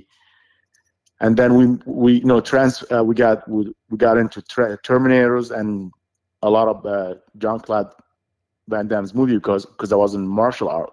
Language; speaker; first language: English; non-native, fluent; Arabic